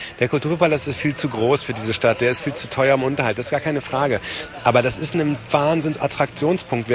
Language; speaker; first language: German; native; German